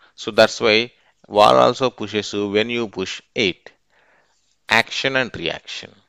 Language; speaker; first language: English; non-native, local second language; Telugu